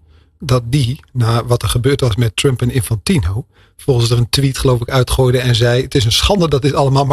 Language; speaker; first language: Dutch; native; Dutch